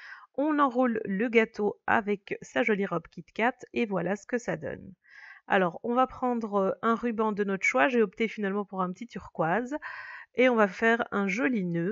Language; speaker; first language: French; native; French